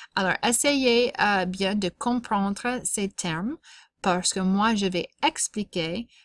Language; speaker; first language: French; non-native, fluent; English